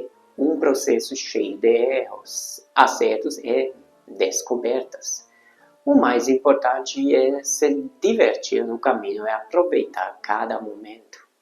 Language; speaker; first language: Portuguese; non-native, fluent; Hungarian